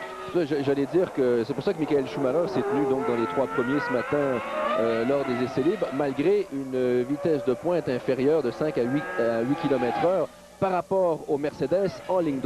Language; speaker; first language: French; native; French